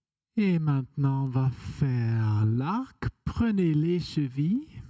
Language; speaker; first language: French; non-native, fluent; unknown